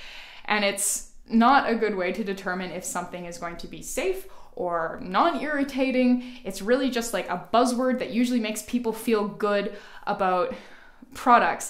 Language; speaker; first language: English; native; English